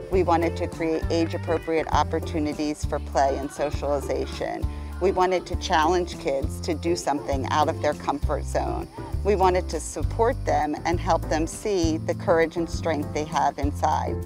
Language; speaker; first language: English; native; English